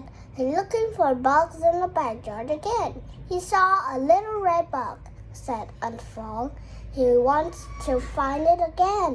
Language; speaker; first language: English; non-native, learner; Vietnamese